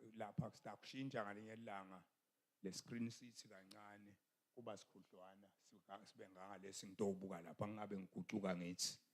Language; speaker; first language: Zulu; non-native, local second language; Swati